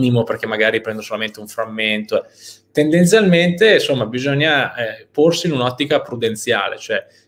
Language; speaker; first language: Italian; native; Italian